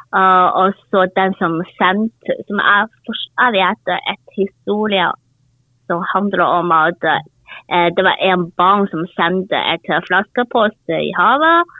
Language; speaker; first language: Norwegian; non-native, learner; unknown